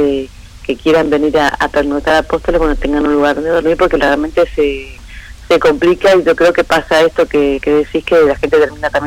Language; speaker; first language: Spanish; native; Spanish